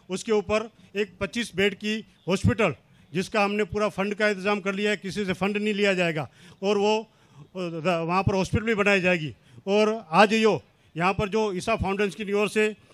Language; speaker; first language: Hindi; non-native, local second language; Kachhi